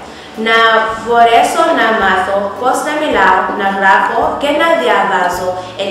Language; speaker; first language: Greek; non-native, learner; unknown